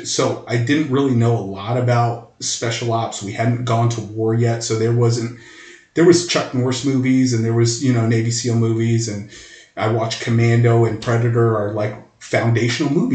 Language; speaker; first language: English; native; English